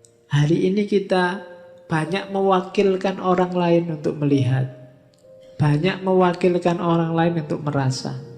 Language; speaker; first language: Indonesian; native; Indonesian